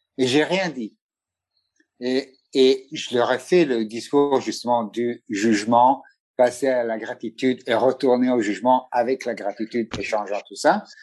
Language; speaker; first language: French; non-native, fluent; Italian